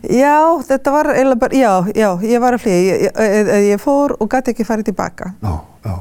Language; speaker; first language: Icelandic; non-native, fluent; Serbian